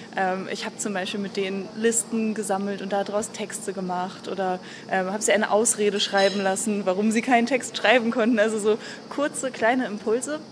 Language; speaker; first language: German; native; German